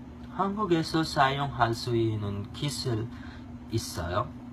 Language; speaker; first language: Korean; non-native, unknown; Filipino